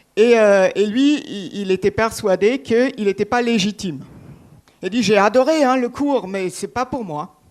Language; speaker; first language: French; non-native, fluent; German